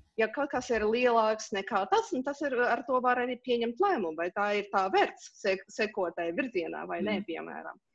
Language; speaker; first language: Latvian; non-native, local second language; Russian